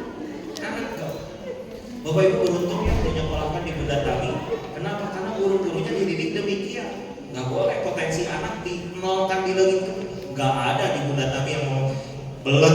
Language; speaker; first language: Indonesian; non-native, local second language; Sundanese